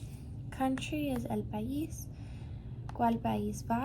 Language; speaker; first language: Spanish; non-native, learner; English